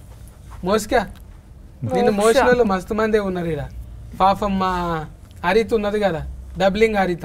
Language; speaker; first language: Telugu; native; Telugu